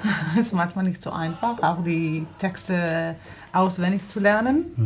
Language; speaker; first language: German; non-native, fluent; Hebrew